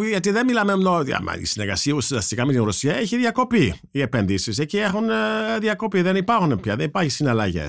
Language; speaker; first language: Greek; non-native, fluent; German